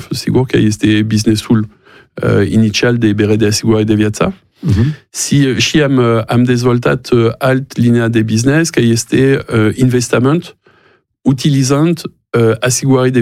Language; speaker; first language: Romanian; non-native, learner; French